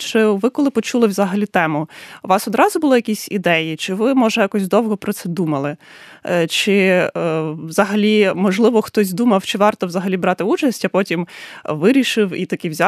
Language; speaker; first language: Ukrainian; native; Ukrainian